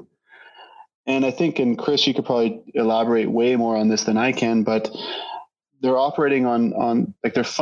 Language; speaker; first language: English; native; English